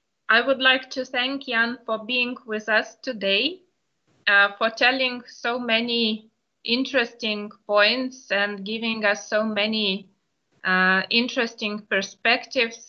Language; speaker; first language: English; non-native, fluent; Lithuanian